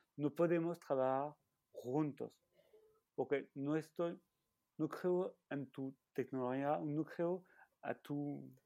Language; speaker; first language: Spanish; non-native, fluent; French